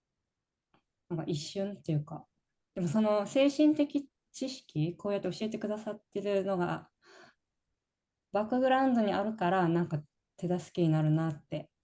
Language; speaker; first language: Japanese; native; Japanese